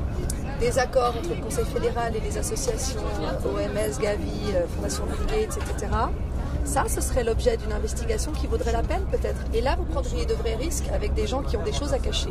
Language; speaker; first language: French; native; French